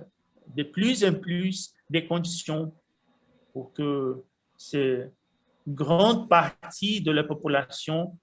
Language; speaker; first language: French; non-native, fluent; Portuguese